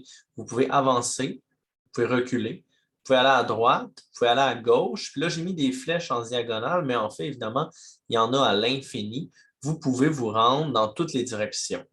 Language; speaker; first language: French; native; French